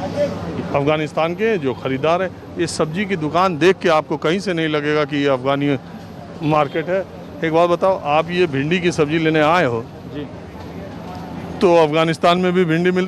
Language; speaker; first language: Hindi; native; Hindi